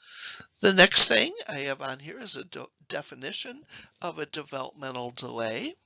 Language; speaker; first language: English; native; English